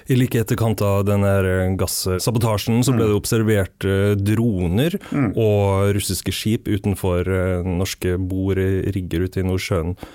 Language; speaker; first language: Norwegian; native; Norwegian